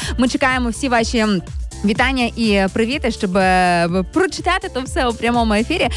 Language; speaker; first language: Ukrainian; native; Ukrainian